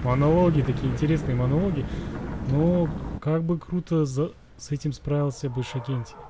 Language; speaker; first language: Russian; non-native, local second language; Kazakh